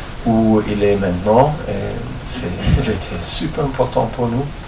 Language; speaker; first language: French; non-native, learner; German